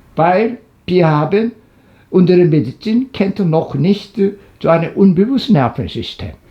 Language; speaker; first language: German; non-native, learner; Korean